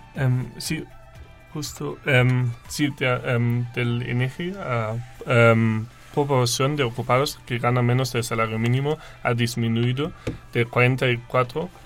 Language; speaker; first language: Spanish; non-native, fluent; German